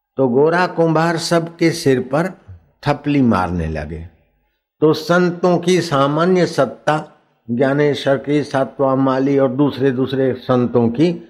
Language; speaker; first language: Hindi; non-native, local second language; Sindhi